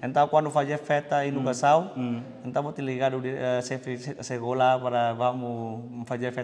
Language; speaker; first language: Portuguese; non-native, learner; Vietnamese